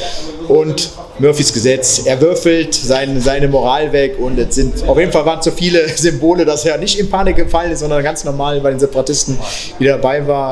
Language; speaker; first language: German; native; German